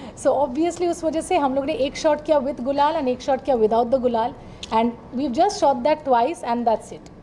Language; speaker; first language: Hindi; non-native, local second language; Bangla